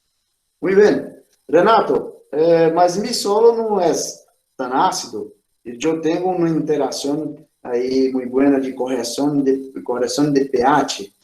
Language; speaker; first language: Spanish; non-native, fluent; Portuguese